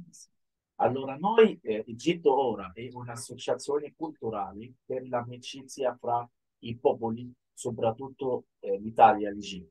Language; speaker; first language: Italian; non-native, fluent; Arabic